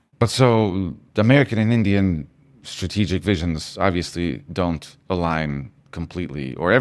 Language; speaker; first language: English; native; English